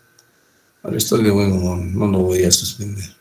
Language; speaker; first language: Spanish; native; Spanish